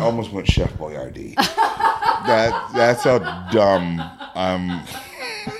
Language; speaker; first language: English; native; English